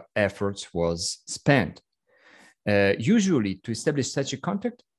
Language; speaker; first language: English; non-native, learner; Russian